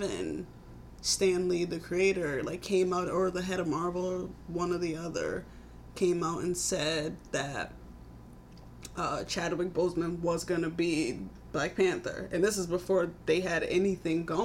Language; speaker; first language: English; native; English